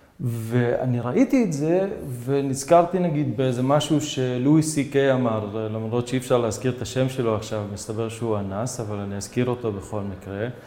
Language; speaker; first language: Hebrew; native; Hebrew